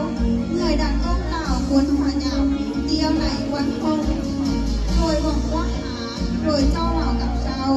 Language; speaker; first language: Vietnamese; native; Vietnamese